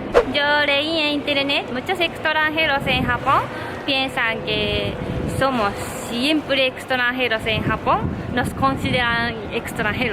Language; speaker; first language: Spanish; non-native, learner; Japanese